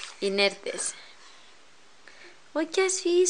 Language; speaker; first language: Spanish; native; Spanish